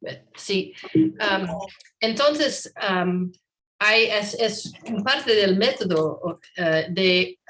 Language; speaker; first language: Spanish; non-native, learner; English